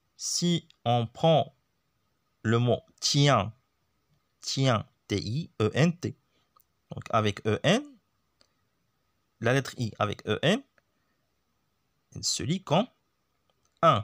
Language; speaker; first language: French; non-native, local second language; Arabic